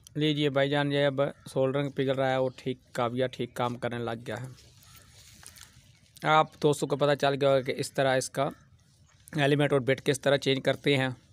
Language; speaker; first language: Urdu; non-native, local second language; Punjabi